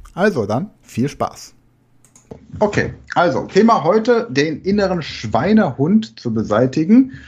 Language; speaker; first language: German; native; German